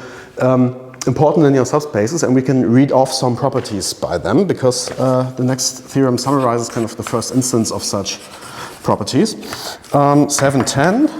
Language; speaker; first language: English; non-native, fluent; German